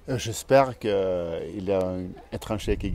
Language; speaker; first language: French; non-native, learner; Swedish